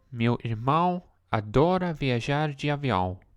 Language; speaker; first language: Portuguese; non-native, learner; English